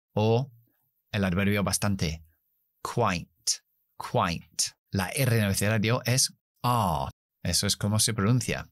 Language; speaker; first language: Spanish; non-native, fluent; English